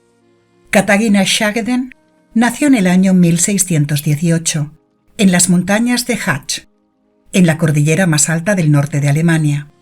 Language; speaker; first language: Spanish; native; Spanish